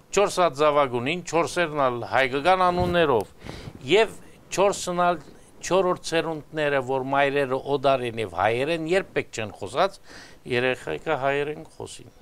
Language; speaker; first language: Armenian; early bilingual, heritage; Armenian